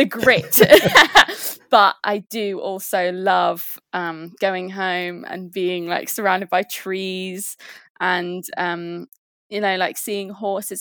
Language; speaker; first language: English; native; English